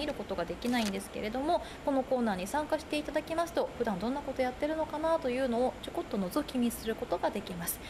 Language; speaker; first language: Japanese; native; Japanese